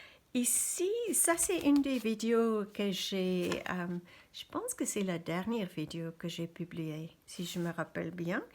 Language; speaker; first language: French; non-native, fluent; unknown